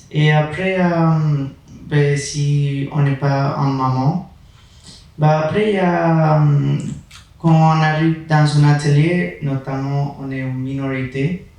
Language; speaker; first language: French; non-native, fluent; Spanish